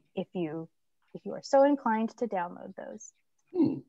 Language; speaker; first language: English; native; English